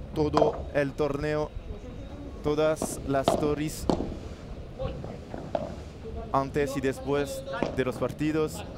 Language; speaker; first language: Spanish; non-native, learner; French